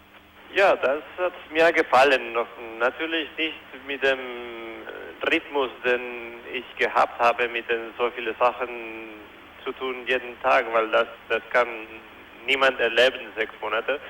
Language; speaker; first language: German; non-native, fluent; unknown